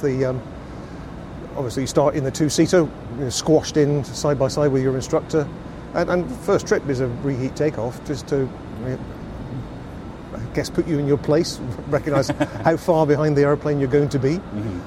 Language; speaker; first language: English; native; English